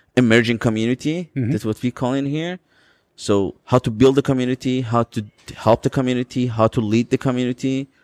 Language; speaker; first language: English; non-native, fluent; Azerbaijani